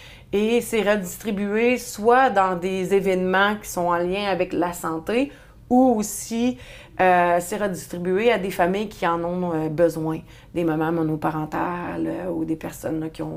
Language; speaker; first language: French; native; French